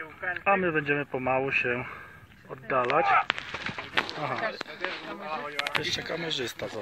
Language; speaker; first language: Polish; native; Polish